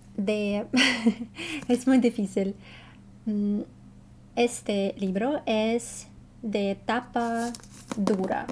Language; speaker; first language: Spanish; non-native, learner; Russian